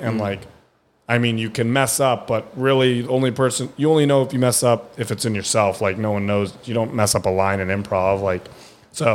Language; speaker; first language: English; early bilingual, other home language; German